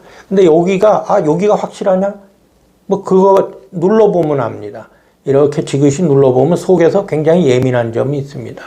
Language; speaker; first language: Korean; native; Korean